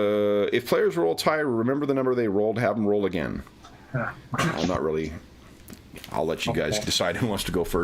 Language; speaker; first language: English; native; English